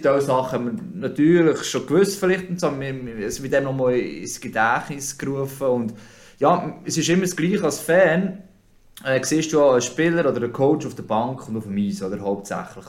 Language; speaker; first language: German; non-native, local second language; Italian